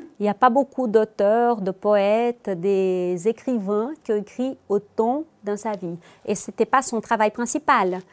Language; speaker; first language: French; non-native, fluent; Portuguese